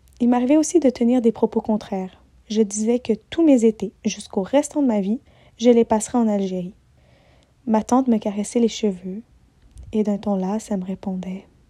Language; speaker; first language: French; early bilingual, other home language; Arabic